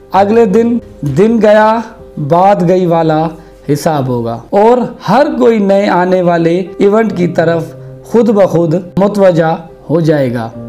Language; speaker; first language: Urdu; non-native, local second language; Sindhi